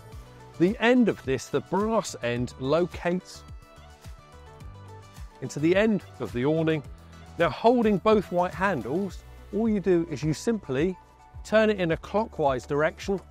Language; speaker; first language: English; native; English